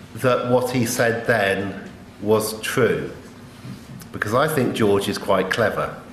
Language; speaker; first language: English; native; English